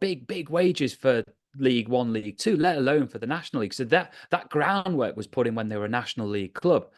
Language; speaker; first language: English; native; English